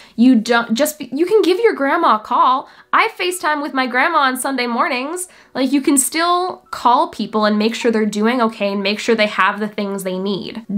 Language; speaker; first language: English; native; English